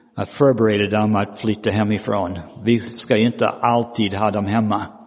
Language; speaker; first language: Swedish; non-native, fluent; English